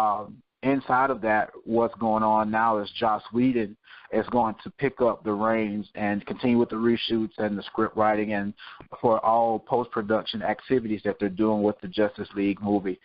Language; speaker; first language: English; native; English